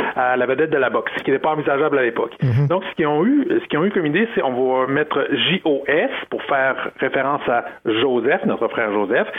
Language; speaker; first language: French; native; French